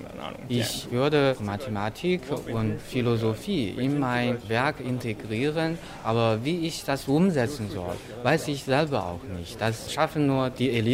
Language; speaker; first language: German; non-native, fluent; Chinese